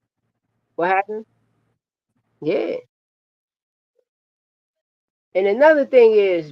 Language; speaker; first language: English; native; English